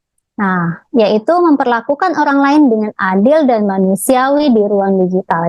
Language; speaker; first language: Indonesian; native; Indonesian